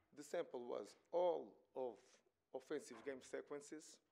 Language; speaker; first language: English; non-native, fluent; Portuguese